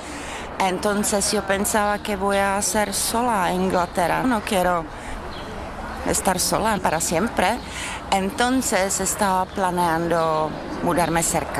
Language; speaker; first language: Spanish; non-native, learner; Czech